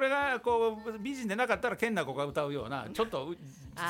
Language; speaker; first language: Japanese; native; Japanese